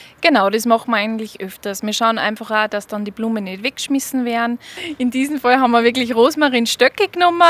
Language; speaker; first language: German; native; German